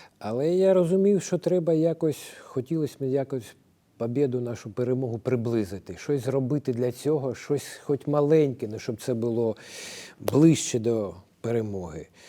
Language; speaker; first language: Ukrainian; non-native, local second language; Russian